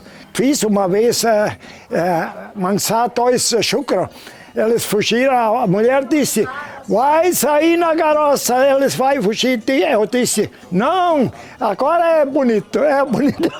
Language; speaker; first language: Portuguese; non-native, local second language; German